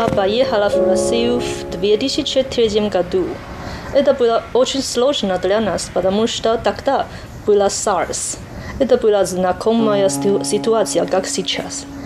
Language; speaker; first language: Russian; non-native, learner; Chinese